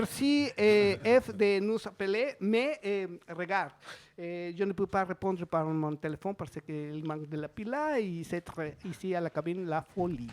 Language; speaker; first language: French; non-native, fluent; Spanish